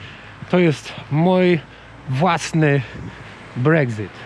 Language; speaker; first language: Polish; non-native, learner; English